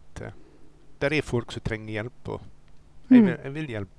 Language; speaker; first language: Norwegian; non-native, fluent; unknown